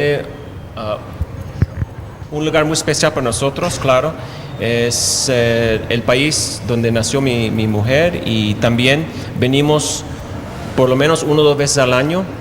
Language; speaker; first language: Spanish; non-native, fluent; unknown